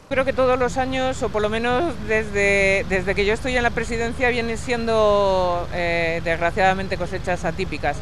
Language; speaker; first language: Spanish; native; Spanish